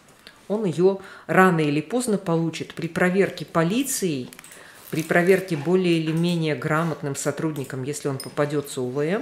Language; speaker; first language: Russian; native; Russian